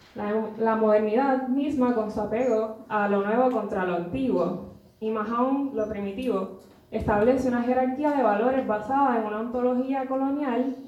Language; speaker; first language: Spanish; native; Spanish